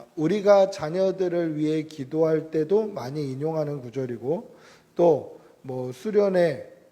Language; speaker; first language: Korean; native; Korean